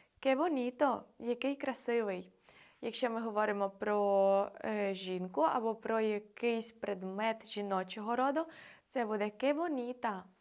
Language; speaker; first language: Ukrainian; native; Ukrainian